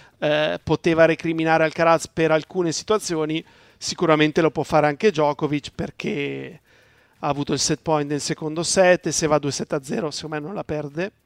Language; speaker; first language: Italian; native; Italian